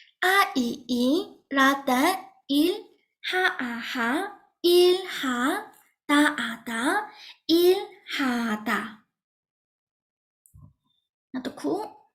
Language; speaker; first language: Korean; non-native, fluent; Burmese